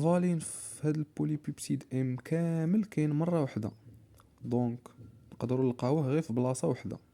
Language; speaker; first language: Arabic; native; Arabic